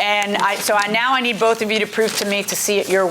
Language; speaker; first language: English; native; English